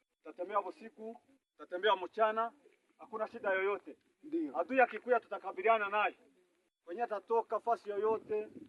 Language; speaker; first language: Swahili; non-native, local second language; Kinyarwanda